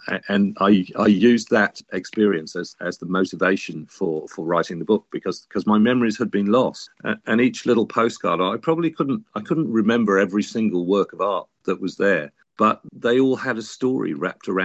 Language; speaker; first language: English; native; English